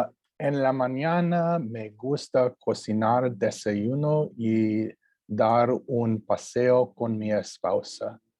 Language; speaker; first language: Spanish; non-native, learner; English